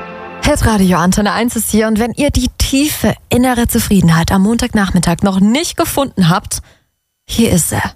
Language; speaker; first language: German; native; German